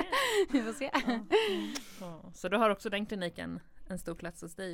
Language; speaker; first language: Swedish; native; Swedish